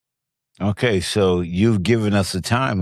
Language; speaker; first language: English; native; English